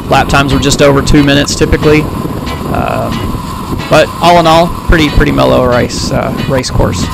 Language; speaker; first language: English; native; English